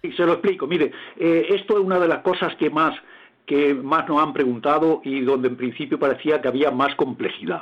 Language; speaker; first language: Spanish; native; Spanish